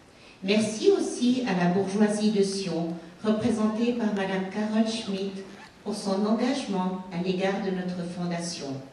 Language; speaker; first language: French; native; French